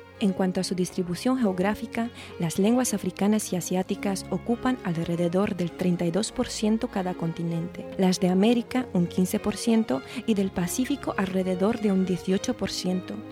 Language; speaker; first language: Spanish; non-native, fluent; Romanian